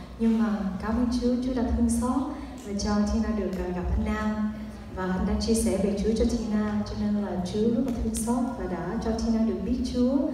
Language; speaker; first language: Vietnamese; early bilingual, heritage; Vietnamese